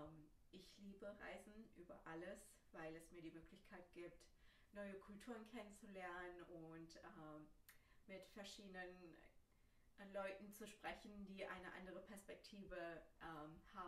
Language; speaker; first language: German; early bilingual, other home language; Turkish